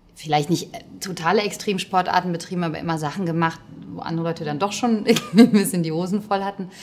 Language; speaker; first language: German; native; German